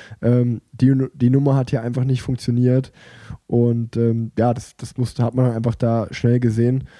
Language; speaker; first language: German; native; German